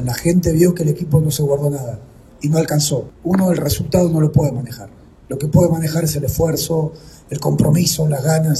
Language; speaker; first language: Spanish; native; Spanish